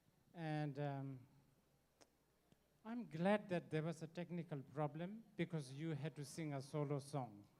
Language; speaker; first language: English; non-native, learner; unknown